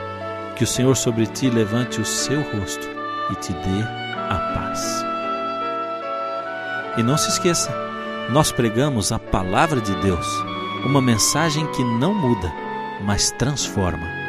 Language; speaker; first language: Portuguese; native; Portuguese